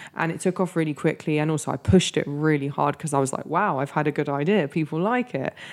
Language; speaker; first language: English; native; English